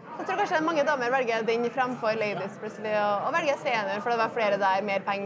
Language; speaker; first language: Norwegian; native; Norwegian